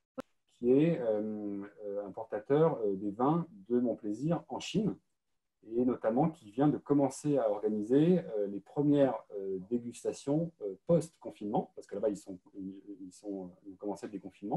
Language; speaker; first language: French; native; French